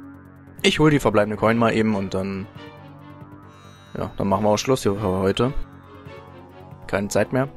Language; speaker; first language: German; native; German